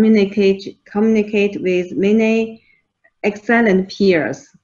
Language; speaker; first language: English; non-native, fluent; Chinese